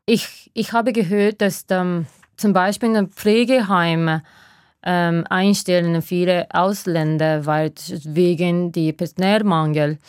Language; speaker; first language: German; non-native, fluent; Japanese